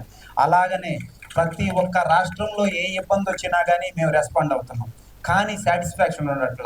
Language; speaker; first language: Telugu; native; Telugu